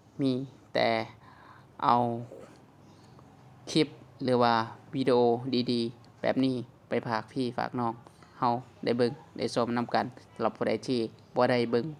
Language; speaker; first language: Thai; non-native, local second language; Northeastern Thai